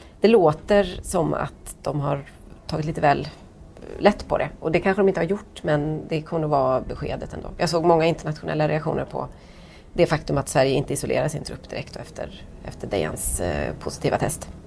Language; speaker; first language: Swedish; native; Swedish